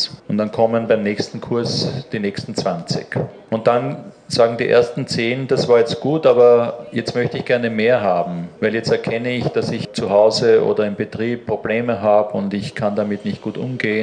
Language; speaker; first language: German; native; German